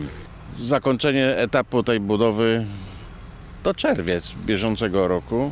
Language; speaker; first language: Polish; native; Polish